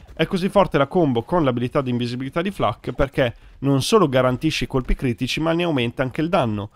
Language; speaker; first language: Italian; native; Italian